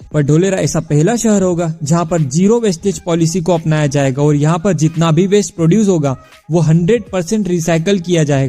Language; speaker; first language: Hindi; native; Hindi